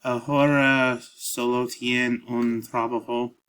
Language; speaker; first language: Spanish; non-native, learner; English